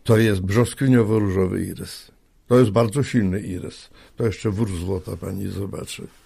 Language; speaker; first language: Polish; native; Polish